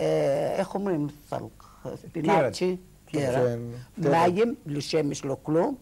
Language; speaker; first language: Hebrew; non-native, learner; Arabic